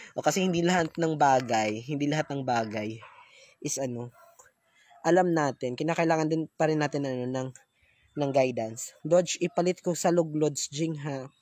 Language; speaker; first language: Filipino; non-native, local second language; Cebuano